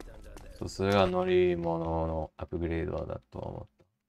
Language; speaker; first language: Japanese; non-native, learner; English